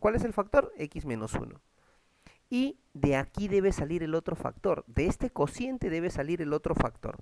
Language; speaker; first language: Spanish; native; Spanish